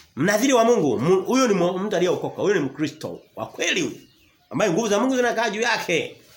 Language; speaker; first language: Swahili; native; Swahili